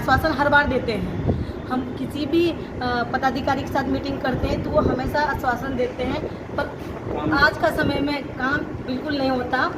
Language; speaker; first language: Hindi; native; Hindi